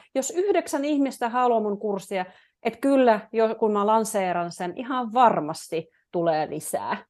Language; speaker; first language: Finnish; non-native, fluent; Russian